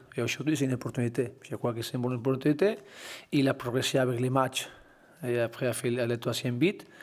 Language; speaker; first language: French; non-native, learner; Spanish